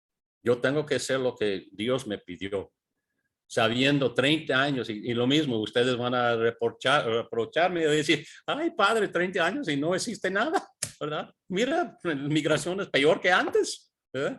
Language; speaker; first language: Spanish; non-native, fluent; English